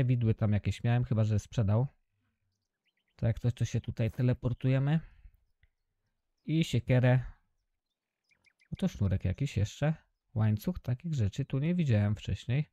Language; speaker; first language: Polish; native; Polish